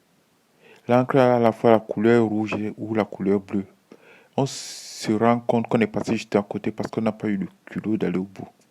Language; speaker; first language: French; native; French